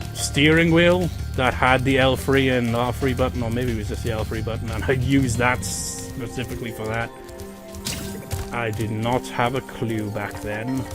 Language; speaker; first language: English; native; English